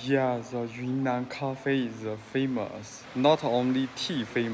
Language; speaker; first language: English; non-native, learner; Chinese